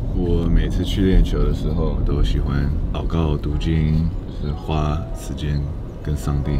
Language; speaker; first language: Chinese; early bilingual, heritage; Chinese